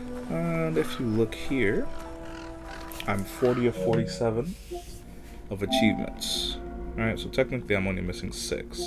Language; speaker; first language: English; native; English